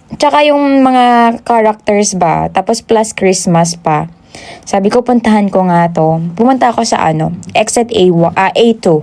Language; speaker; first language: Filipino; non-native, local second language; Hiligaynon